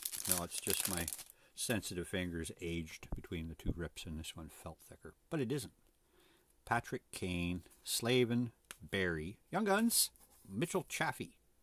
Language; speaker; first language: English; native; English